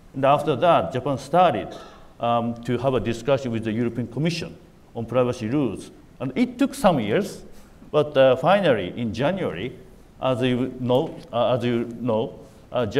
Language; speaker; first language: English; non-native, fluent; Japanese